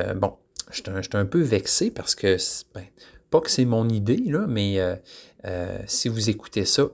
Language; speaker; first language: French; native; French